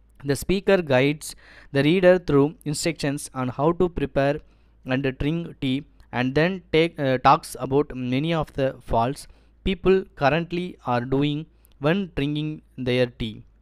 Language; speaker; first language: English; non-native, local second language; Tamil